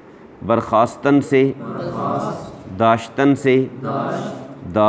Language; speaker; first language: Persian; non-native, fluent; Urdu